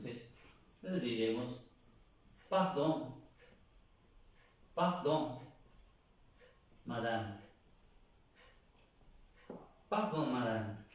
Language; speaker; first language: French; non-native, fluent; Spanish